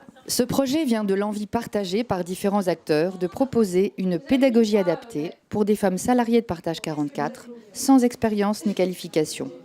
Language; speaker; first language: French; native; French